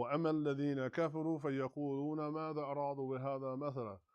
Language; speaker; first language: Arabic; non-native, fluent; English